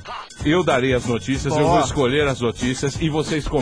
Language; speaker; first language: Portuguese; native; Portuguese